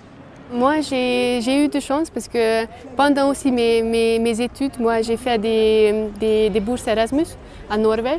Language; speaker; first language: French; non-native, fluent; Hungarian